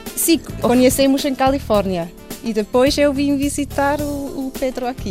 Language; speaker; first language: Portuguese; non-native, fluent; Swiss German